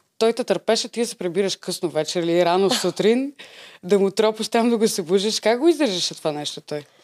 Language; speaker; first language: Bulgarian; native; Bulgarian